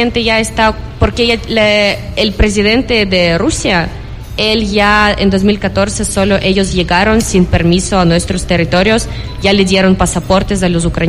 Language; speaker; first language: Spanish; non-native, fluent; Ukrainian